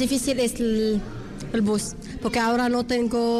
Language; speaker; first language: Spanish; non-native, learner; Arabic